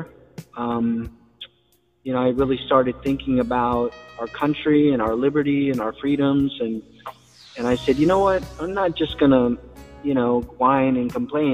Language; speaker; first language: English; native; English